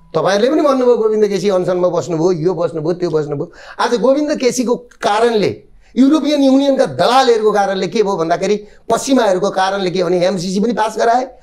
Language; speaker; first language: Nepali; native; Nepali